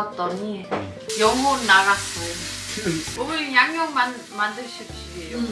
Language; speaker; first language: Korean; non-native, fluent; German